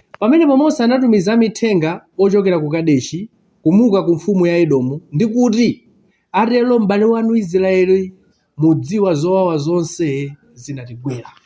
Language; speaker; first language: Nyanja; non-native, local second language; Tumbuka